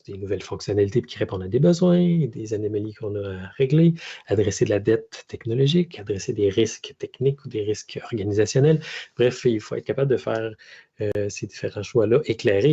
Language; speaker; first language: French; native; French